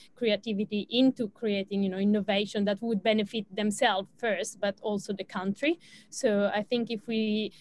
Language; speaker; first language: English; non-native, fluent; Italian